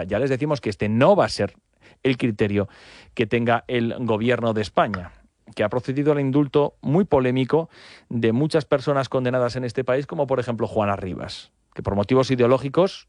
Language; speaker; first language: Spanish; native; Spanish